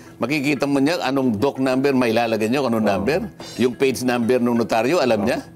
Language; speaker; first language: Filipino; non-native, local second language; Masbatenyo